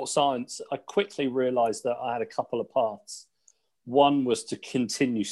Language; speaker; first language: English; native; English